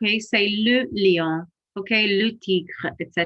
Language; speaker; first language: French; non-native, fluent; English